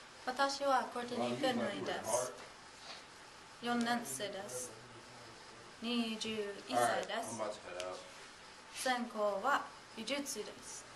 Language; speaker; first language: Japanese; non-native, learner; English